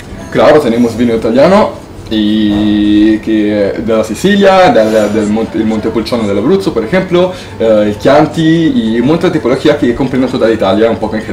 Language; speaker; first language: Spanish; non-native, fluent; Italian